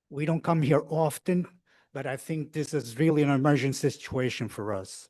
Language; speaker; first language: English; non-native, fluent; Portuguese